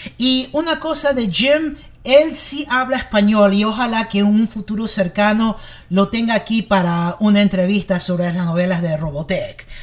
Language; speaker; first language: Spanish; early bilingual, heritage; English